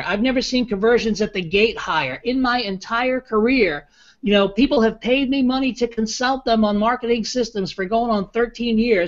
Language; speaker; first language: English; native; English